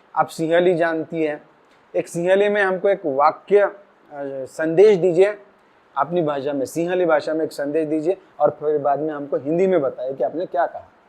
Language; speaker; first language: Hindi; non-native, local second language; Marathi